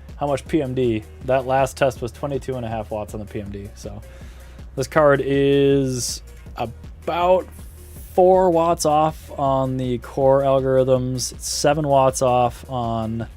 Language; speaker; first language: English; native; English